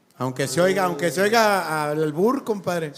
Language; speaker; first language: Spanish; native; Spanish